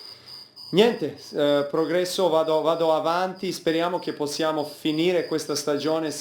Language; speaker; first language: Italian; non-native, fluent; Serbian